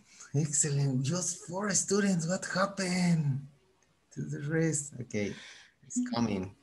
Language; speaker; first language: English; non-native, fluent; Spanish